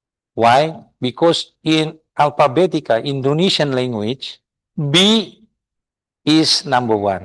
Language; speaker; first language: English; non-native, fluent; Indonesian